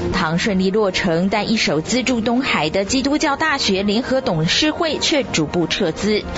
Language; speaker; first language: Chinese; native; Chinese